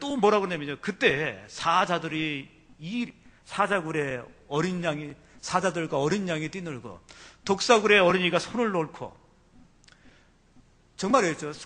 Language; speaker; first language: Korean; native; Korean